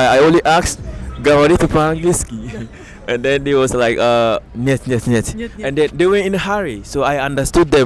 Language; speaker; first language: English; native; English